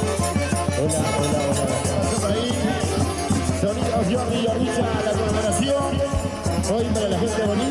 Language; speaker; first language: Spanish; native; Spanish